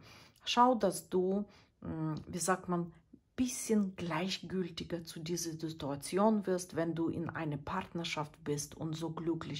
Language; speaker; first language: German; non-native, fluent; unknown